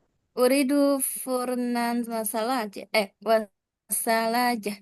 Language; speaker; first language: Arabic; non-native, learner; Indonesian